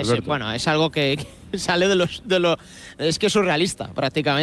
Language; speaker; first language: Spanish; native; Spanish